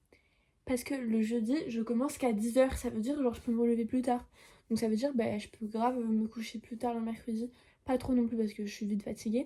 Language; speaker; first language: French; native; French